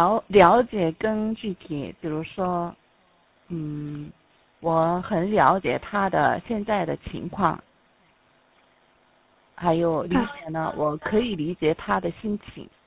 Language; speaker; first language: Chinese; non-native, fluent; Korean